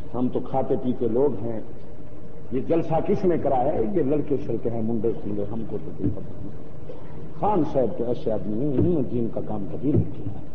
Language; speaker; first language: Urdu; non-native, local second language; Saraiki